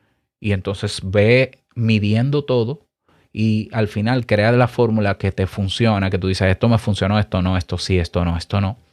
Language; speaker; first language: Spanish; native; Spanish